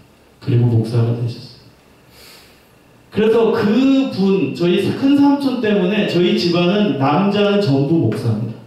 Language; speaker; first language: Korean; native; Korean